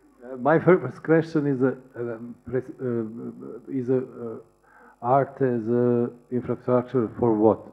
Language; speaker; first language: English; non-native, learner; Serbian